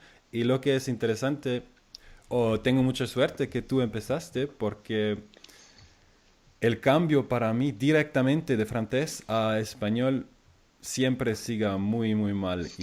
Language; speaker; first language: Spanish; non-native, fluent; German